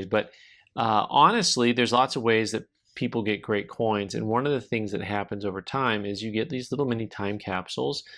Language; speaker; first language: English; native; English